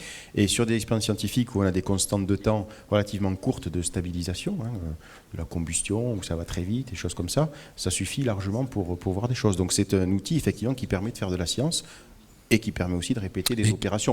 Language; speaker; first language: French; native; French